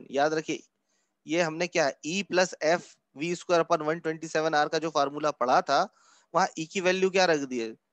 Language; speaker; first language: Hindi; native; Hindi